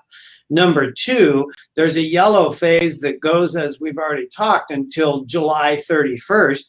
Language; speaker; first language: English; native; English